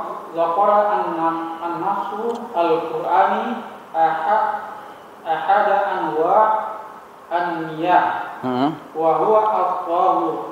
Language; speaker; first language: Arabic; non-native, learner; Indonesian